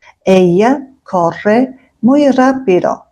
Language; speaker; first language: Spanish; non-native, fluent; Mongolian